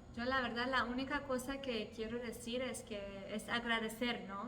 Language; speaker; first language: Spanish; non-native, fluent; Persian